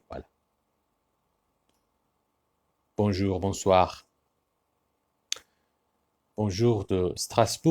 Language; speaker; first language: French; non-native, fluent; Persian